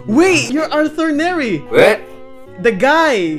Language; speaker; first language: English; non-native, local second language; Filipino